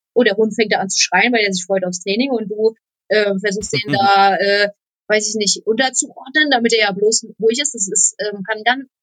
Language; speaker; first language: German; non-native, fluent; Polish